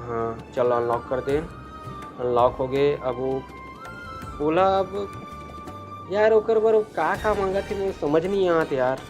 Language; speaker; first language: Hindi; non-native, local second language; Chhattisgarhi